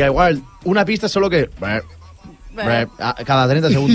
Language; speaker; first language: Spanish; native; Spanish